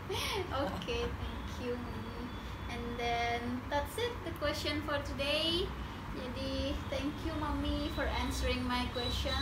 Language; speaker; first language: English; non-native, fluent; Indonesian